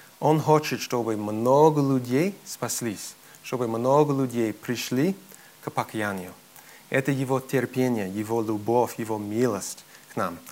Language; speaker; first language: Russian; non-native, fluent; English